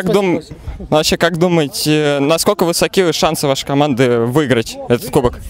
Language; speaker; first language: Russian; native; Russian